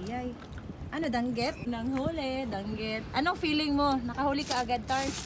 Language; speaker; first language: Filipino; non-native, local second language; Cebuano